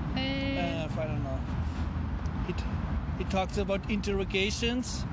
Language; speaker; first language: English; non-native, fluent; German